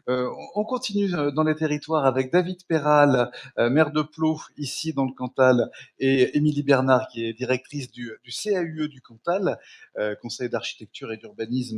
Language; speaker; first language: French; native; French